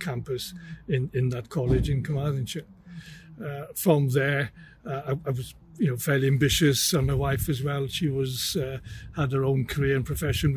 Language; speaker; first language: English; native; English